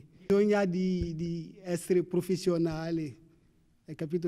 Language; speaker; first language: Italian; non-native, learner; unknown